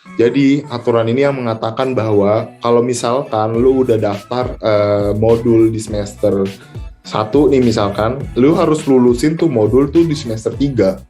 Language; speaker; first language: Indonesian; native; Indonesian